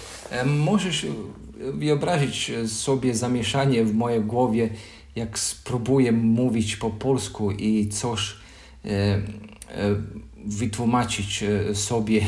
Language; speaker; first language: Polish; non-native, learner; Croatian